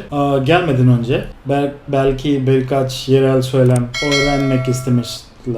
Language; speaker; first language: Turkish; non-native, fluent; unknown